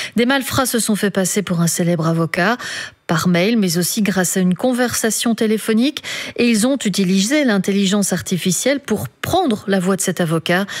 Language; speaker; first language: French; native; French